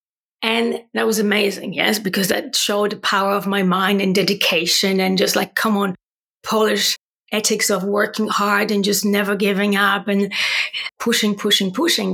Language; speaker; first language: English; non-native, fluent; Polish